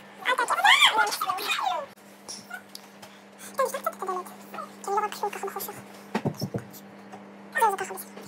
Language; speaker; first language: Hebrew; native; Hebrew